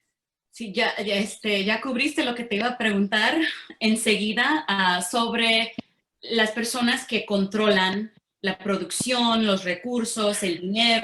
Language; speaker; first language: Spanish; early bilingual, heritage; Spanish